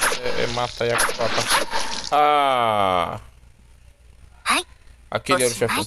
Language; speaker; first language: Portuguese; native; Portuguese